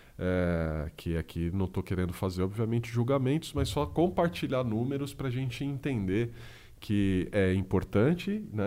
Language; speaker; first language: Portuguese; native; Portuguese